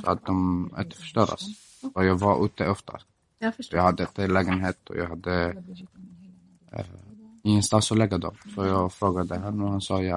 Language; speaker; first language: Swedish; non-native, fluent; Arabic